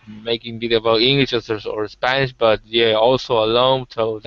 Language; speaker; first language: English; non-native, learner; Spanish